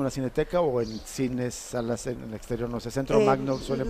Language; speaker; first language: Spanish; native; Spanish